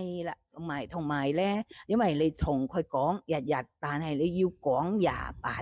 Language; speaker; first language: Cantonese; non-native, fluent; Thai